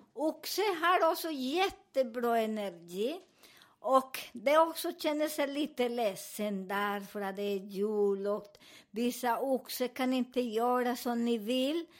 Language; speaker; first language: Swedish; non-native, learner; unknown